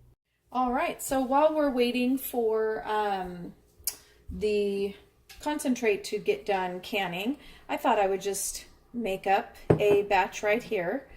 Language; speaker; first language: English; native; English